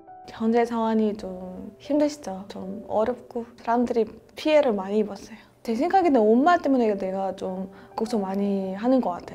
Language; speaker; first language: Korean; non-native, fluent; Russian